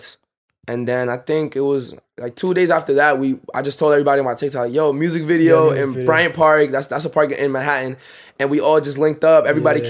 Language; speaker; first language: English; native; English